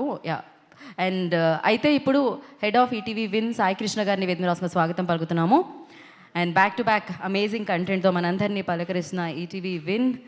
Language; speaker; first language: Telugu; native; Telugu